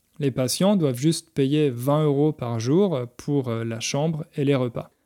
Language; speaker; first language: French; native; French